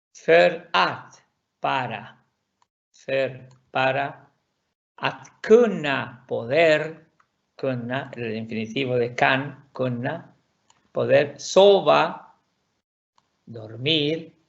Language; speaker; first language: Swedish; non-native, fluent; Spanish